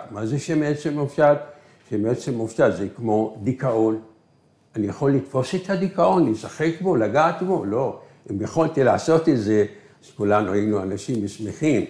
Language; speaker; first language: Hebrew; non-native, local second language; Arabic